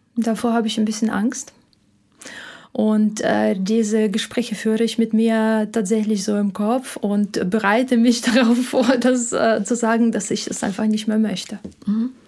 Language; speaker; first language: German; non-native, fluent; Ukrainian